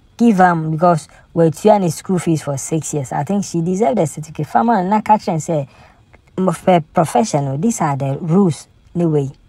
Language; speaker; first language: English; non-native, local second language; Akan